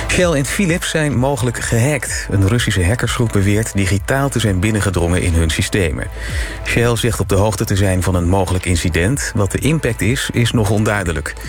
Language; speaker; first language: Dutch; native; Dutch